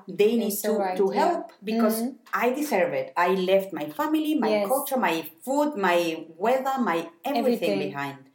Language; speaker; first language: English; non-native, fluent; Spanish